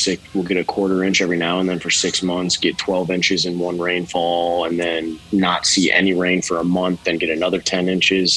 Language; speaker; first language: English; native; English